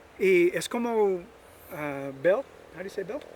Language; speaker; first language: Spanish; non-native, learner; English